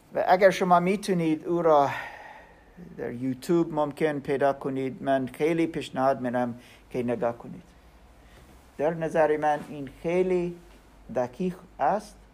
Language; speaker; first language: Persian; non-native, learner; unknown